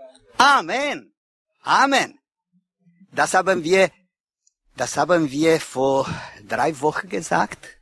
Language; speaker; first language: German; non-native, learner; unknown